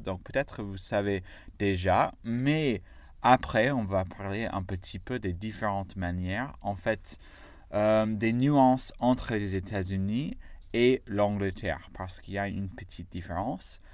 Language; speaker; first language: French; non-native, fluent; English